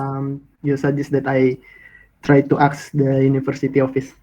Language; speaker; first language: English; non-native, learner; Indonesian